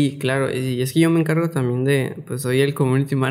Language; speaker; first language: Spanish; native; Spanish